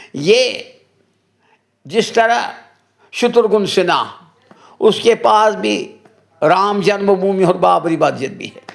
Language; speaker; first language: Hindi; non-native, local second language; Kashmiri